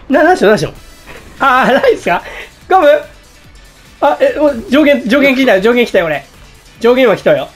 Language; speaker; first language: Japanese; native; Japanese